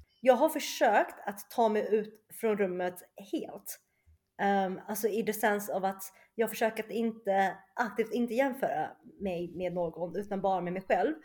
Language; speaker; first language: Swedish; early bilingual, other home language; Chinese